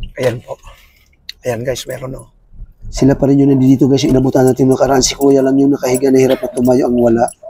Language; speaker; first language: Filipino; non-native, local second language; Cebuano